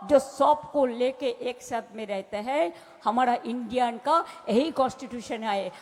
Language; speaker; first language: Hindi; non-native, local second language; Bangla